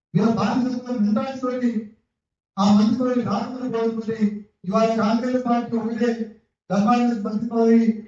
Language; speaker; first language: Telugu; non-native, local second language; Lambadi